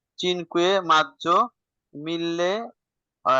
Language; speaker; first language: Italian; non-native, learner; Bangla